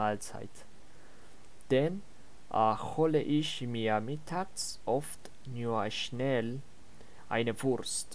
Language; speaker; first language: German; non-native, learner; Spanish